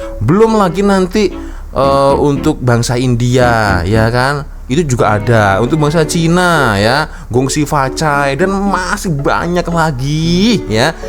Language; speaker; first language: Malay; native; Malay